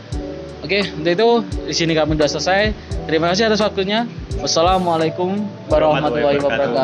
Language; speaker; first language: Indonesian; native; Indonesian